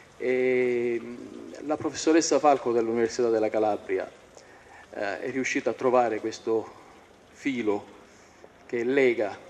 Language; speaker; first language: Italian; non-native, local second language; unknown